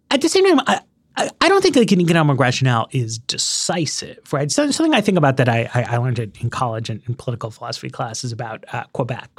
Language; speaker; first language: English; native; English